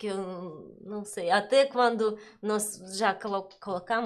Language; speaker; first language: Portuguese; non-native, learner; Russian